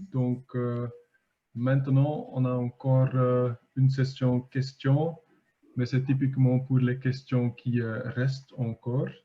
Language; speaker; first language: French; non-native, fluent; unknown